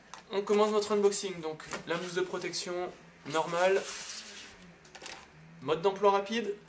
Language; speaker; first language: French; native; French